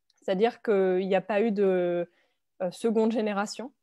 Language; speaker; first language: French; native; French